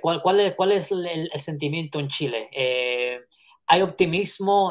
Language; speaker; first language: Spanish; early bilingual, heritage; Spanish